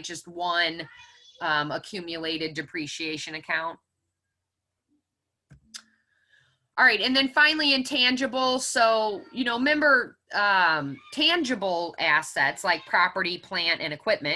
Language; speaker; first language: English; native; English